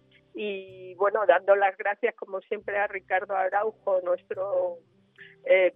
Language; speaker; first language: Spanish; native; Spanish